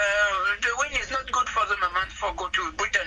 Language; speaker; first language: English; non-native, learner; French